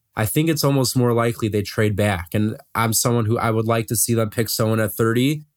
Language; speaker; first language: English; native; English